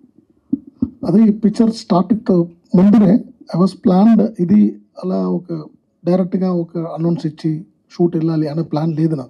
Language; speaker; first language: Telugu; non-native, local second language; Tamil